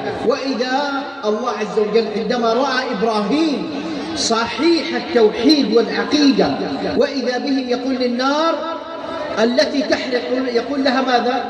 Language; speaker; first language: Arabic; native; Arabic